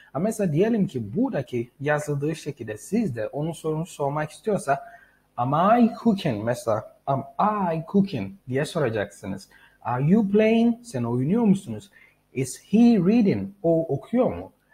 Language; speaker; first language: Turkish; native; Turkish